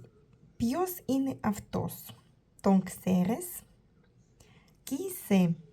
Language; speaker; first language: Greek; non-native, learner; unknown